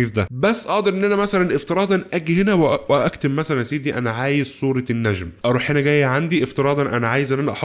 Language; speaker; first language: Arabic; native; Arabic